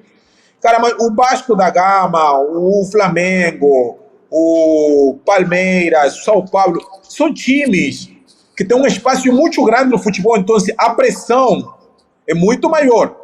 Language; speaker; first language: Portuguese; non-native, fluent; Spanish